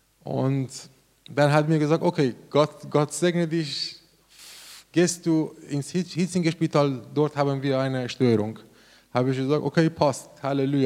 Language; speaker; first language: German; non-native, learner; Persian